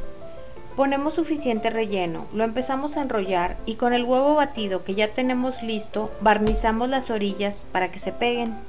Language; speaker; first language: Spanish; native; Spanish